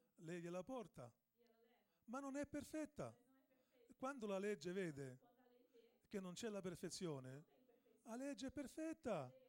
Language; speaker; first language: Italian; native; Italian